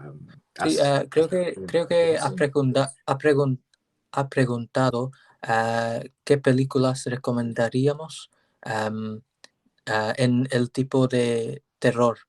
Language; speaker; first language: Spanish; non-native, learner; English